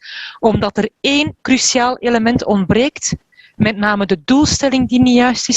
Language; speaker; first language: Dutch; native; Dutch